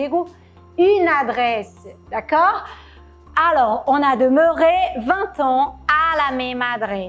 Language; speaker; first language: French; non-native, fluent; Portuguese